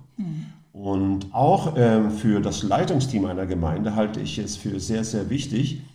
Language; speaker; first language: German; non-native, fluent; Norwegian